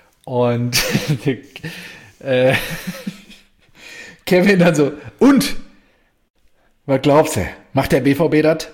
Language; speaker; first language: German; native; German